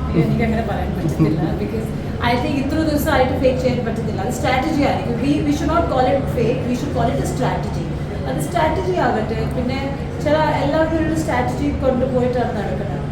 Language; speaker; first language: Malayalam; early bilingual, heritage; Malayalam